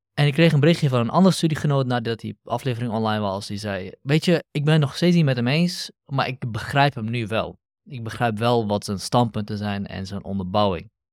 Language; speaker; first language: Dutch; early bilingual, other home language; Kurdish